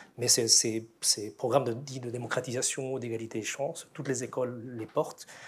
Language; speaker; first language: French; native; French